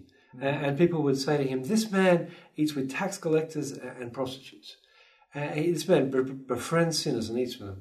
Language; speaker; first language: English; native; English